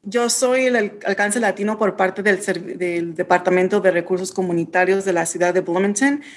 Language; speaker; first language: Spanish; early bilingual, heritage; Spanish